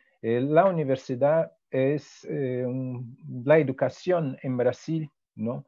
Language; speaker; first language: Spanish; non-native, fluent; Portuguese